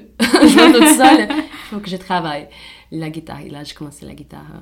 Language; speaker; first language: French; non-native, fluent; Portuguese